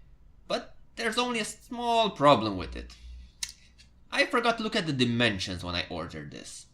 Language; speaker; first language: English; non-native, fluent; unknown